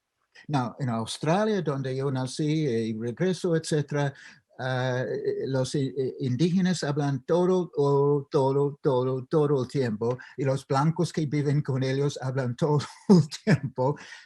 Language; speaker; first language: Spanish; non-native, fluent; English